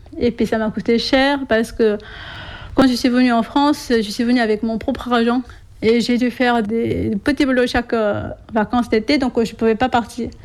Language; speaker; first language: French; non-native, fluent; Korean